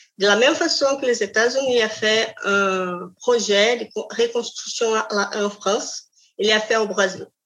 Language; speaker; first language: French; non-native, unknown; Portuguese